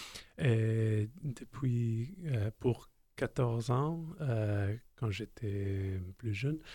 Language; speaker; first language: French; non-native, learner; English